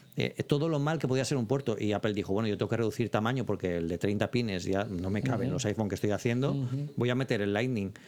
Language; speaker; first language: Spanish; native; Spanish